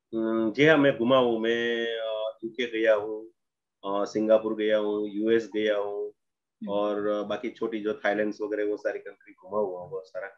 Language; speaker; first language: Hindi; non-native, local second language; Gujarati